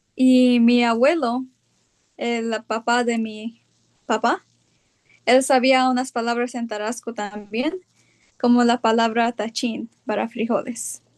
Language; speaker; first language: Spanish; early bilingual, heritage; Spanish